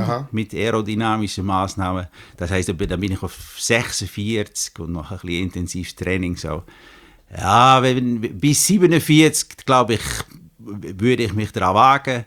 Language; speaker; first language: German; non-native, fluent; Dutch